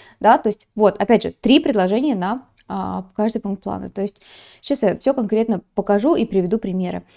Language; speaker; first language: Russian; native; Russian